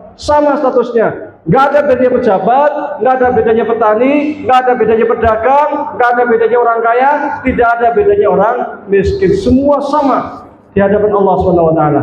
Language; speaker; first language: Indonesian; native; Indonesian